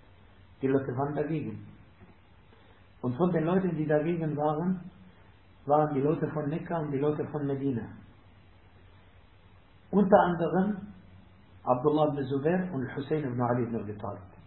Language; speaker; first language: German; non-native, fluent; Arabic